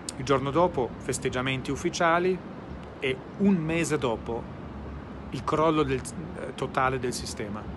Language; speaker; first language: Italian; non-native, fluent; German